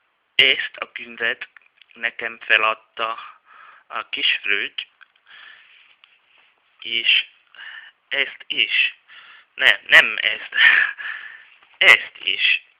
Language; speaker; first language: Hungarian; non-native, learner; Czech